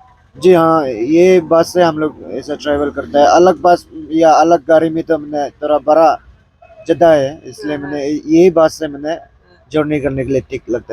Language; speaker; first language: Hindi; non-native, local second language; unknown